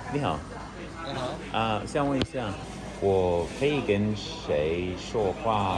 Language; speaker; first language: Chinese; non-native, learner; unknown